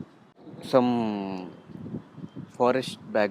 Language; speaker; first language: Telugu; native; Telugu